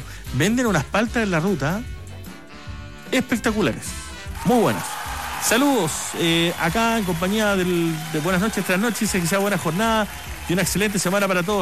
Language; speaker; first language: Spanish; native; Spanish